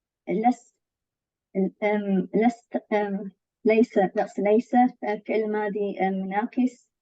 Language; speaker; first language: Arabic; non-native, learner; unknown